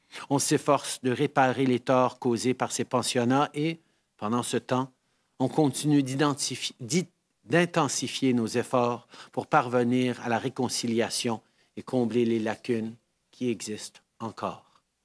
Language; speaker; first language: French; native; French